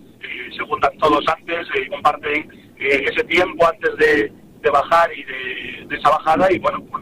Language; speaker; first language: Spanish; native; Spanish